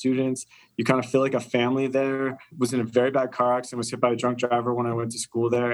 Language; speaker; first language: English; native; English